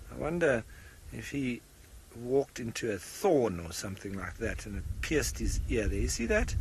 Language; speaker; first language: English; native; English